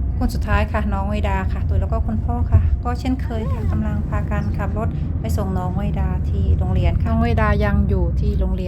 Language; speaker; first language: Thai; native; Thai